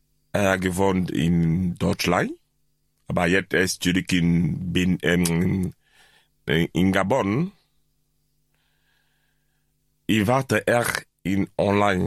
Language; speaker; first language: German; non-native, learner; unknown